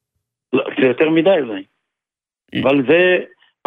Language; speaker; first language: Hebrew; native; Hebrew